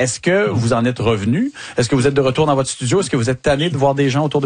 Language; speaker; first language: French; native; French